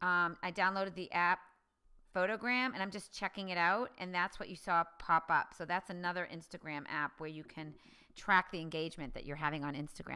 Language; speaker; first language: English; native; English